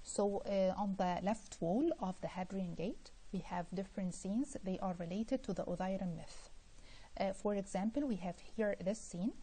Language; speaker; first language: English; non-native, fluent; Arabic